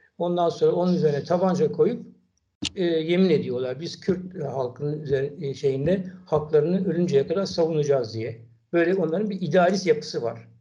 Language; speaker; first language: Turkish; native; Turkish